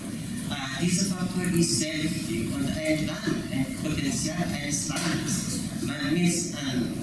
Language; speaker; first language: German; non-native, fluent; Persian